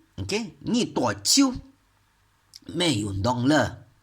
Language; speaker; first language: Chinese; non-native, learner; Malay